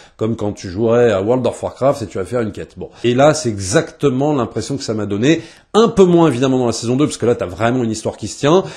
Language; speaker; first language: French; native; French